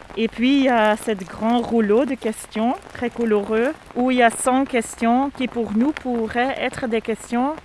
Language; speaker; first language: French; non-native, fluent; Dutch